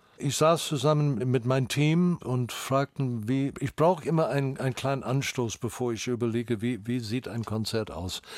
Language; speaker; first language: German; non-native, fluent; English